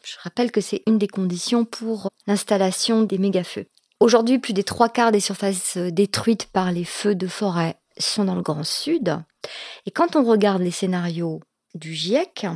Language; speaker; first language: French; native; French